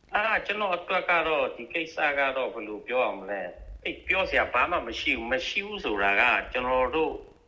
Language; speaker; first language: Burmese; non-native, local second language; Shan